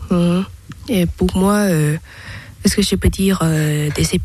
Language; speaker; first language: French; non-native, learner; Thai